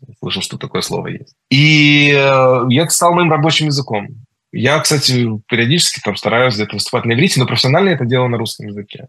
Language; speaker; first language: Russian; early bilingual, heritage; Russian